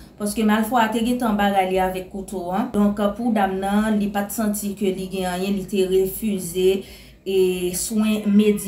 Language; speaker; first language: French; non-native, local second language; Haitian Creole